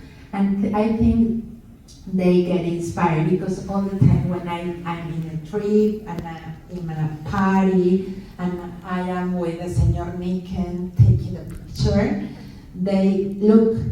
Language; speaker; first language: English; non-native, learner; Spanish